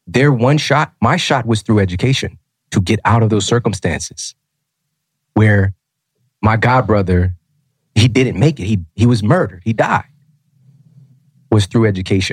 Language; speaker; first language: English; native; English